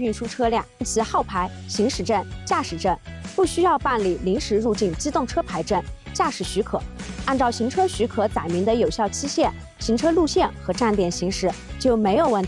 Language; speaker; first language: Chinese; native; Chinese